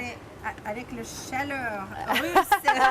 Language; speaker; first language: French; non-native, fluent; Russian